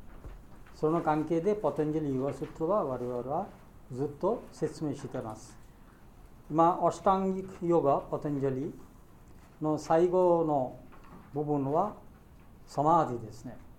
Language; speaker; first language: Japanese; non-native, learner; Bangla